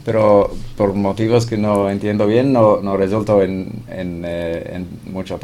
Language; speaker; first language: Spanish; non-native, fluent; English